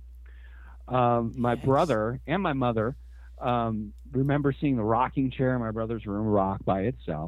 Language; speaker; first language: English; native; English